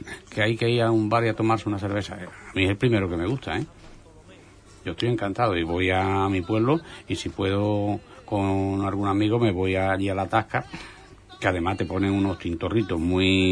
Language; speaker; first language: Spanish; native; Spanish